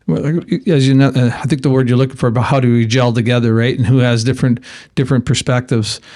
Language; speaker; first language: English; native; English